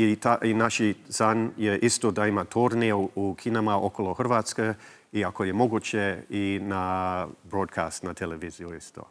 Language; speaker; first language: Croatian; early bilingual, heritage; English